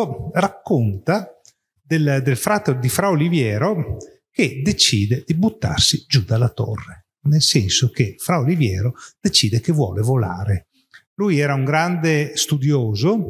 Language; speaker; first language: Italian; native; Italian